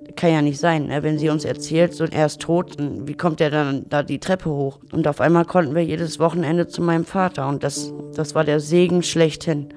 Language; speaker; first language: German; native; German